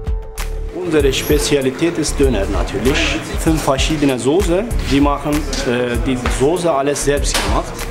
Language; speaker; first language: German; non-native, learner; Turkish